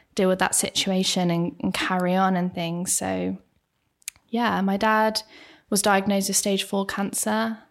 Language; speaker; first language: English; native; English